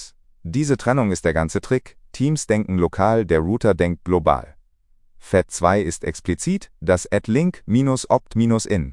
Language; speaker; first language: German; native; German